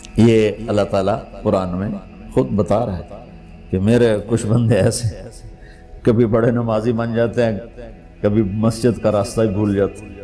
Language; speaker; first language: Urdu; non-native, local second language; Punjabi